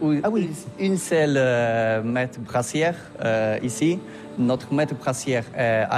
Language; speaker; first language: French; non-native, learner; Polish